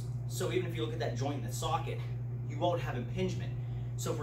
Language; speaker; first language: English; native; English